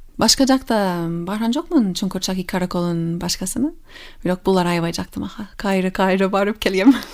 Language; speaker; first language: Kyrgyz; non-native, fluent; English